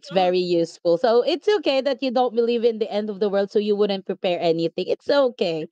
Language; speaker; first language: English; non-native, local second language; Filipino